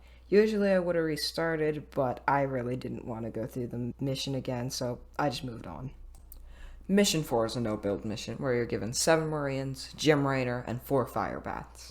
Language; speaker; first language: English; native; English